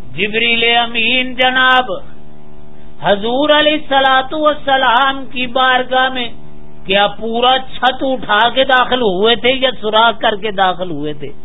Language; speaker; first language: Urdu; non-native, local second language; Dogri